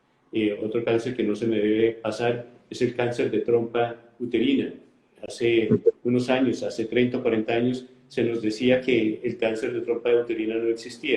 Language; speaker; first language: Spanish; native; Spanish